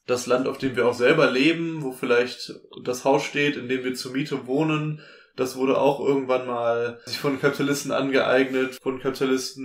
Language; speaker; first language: German; native; German